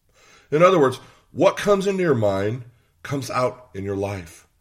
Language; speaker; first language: English; native; English